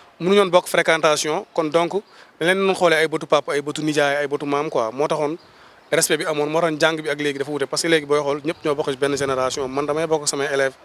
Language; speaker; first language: Wolof; non-native, local second language; Fula